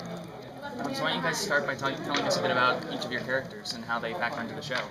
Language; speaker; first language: English; native; English